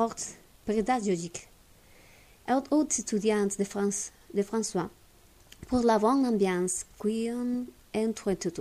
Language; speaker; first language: French; non-native, learner; Spanish